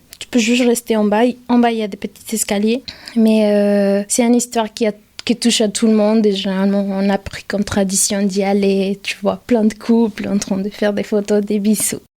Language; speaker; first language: French; non-native, fluent; Spanish